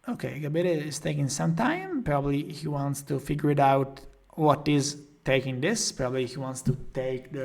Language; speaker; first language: English; non-native, fluent; Italian